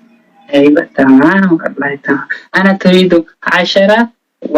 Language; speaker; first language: Arabic; non-native, learner; Oromo